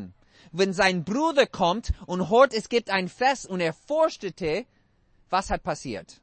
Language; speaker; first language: German; non-native, fluent; English